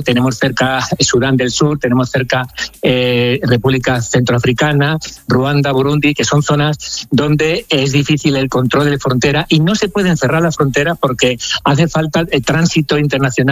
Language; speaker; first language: Spanish; native; Spanish